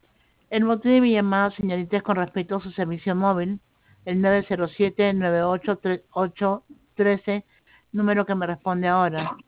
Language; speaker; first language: Spanish; native; Spanish